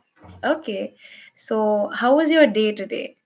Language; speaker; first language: English; non-native, local second language; Bangla